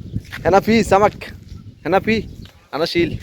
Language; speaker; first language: Arabic; non-native, learner; Bangla